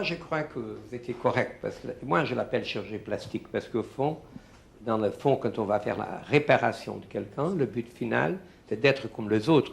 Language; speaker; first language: French; non-native, fluent; Portuguese